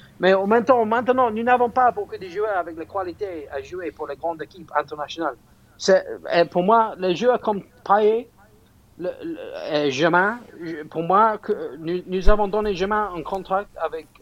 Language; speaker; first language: French; non-native, fluent; English